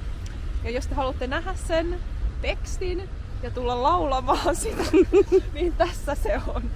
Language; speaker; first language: Finnish; native; Finnish